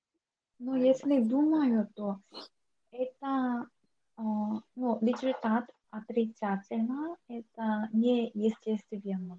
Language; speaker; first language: Russian; non-native, learner; Korean